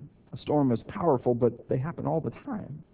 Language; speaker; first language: English; native; English